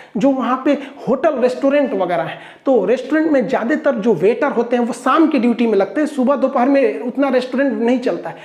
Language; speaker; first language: Hindi; native; Hindi